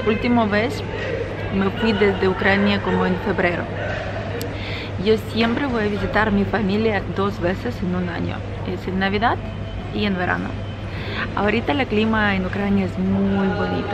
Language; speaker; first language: Spanish; non-native, fluent; Ukrainian